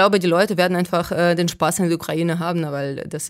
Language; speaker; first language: German; non-native, fluent; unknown